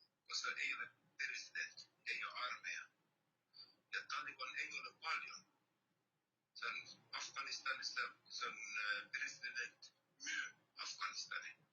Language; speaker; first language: Finnish; non-native, learner; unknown